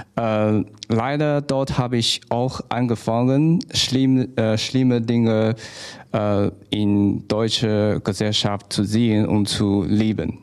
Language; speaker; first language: German; non-native, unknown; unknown